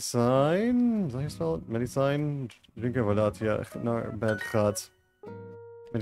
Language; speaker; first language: Dutch; non-native, learner; English